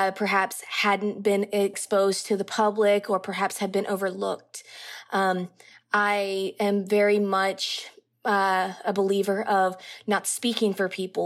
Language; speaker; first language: English; native; English